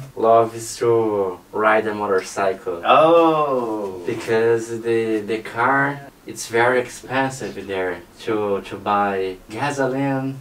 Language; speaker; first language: English; non-native, learner; Portuguese